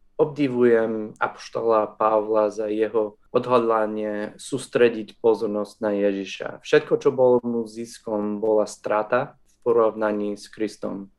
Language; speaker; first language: Slovak; non-native, fluent; English